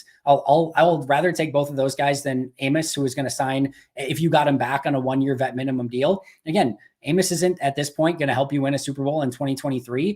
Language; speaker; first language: English; native; English